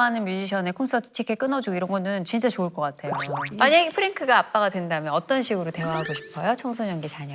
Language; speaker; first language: Korean; native; Korean